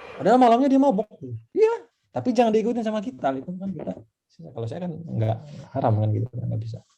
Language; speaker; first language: Indonesian; non-native, local second language; Sundanese